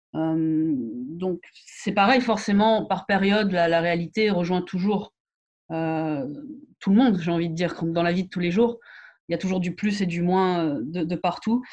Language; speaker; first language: French; native; French